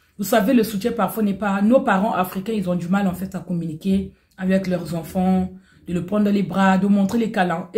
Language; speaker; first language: French; non-native, local second language; Lingala